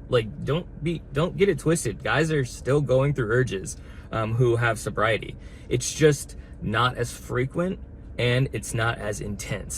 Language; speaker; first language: English; native; English